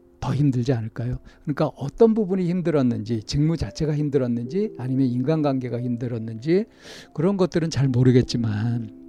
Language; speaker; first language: Korean; native; Korean